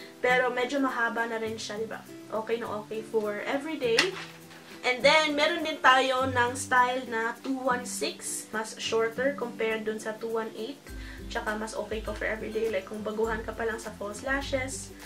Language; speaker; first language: Filipino; non-native, local second language; Cebuano